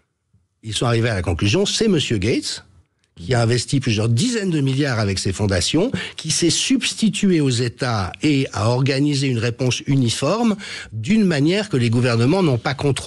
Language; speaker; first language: French; native; French